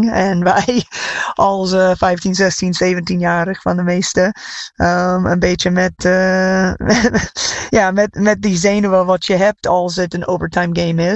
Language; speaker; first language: Dutch; non-native, fluent; English